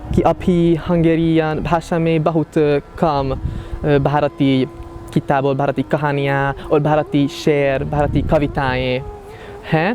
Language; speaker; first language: Hindi; non-native, fluent; Hungarian